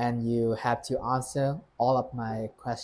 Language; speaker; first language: English; non-native, fluent; Vietnamese